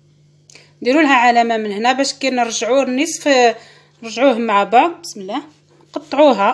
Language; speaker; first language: Arabic; native; Arabic